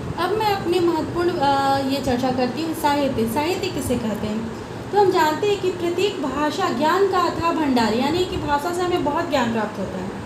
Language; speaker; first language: Hindi; native; Hindi